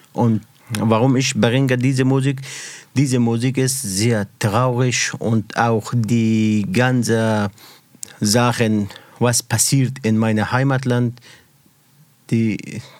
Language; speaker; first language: German; non-native, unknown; Persian